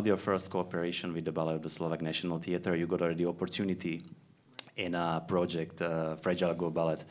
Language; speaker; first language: English; non-native, learner; Slovak